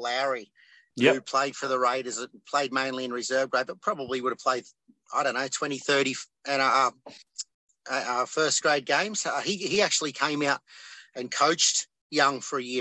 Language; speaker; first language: English; native; English